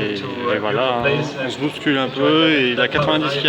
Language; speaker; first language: French; native; French